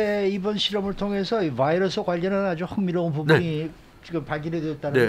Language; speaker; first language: Korean; native; Korean